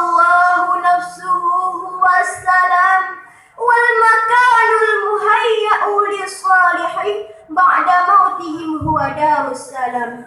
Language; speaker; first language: Arabic; non-native, learner; Achinese